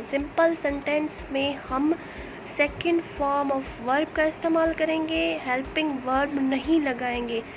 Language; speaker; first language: Urdu; non-native, local second language; Baluchi